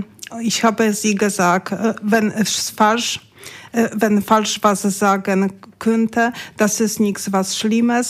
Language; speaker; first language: German; non-native, learner; Polish